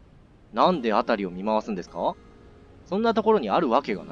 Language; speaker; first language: Japanese; native; Japanese